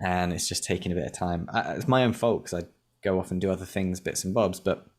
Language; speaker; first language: English; native; English